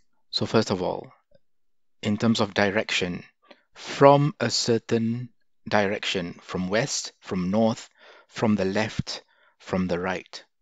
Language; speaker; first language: English; non-native, local second language; Malay